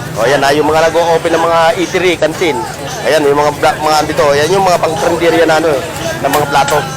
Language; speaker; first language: Filipino; native; Filipino